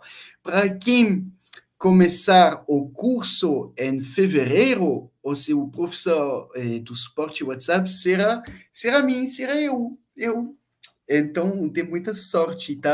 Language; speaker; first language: Portuguese; non-native, fluent; French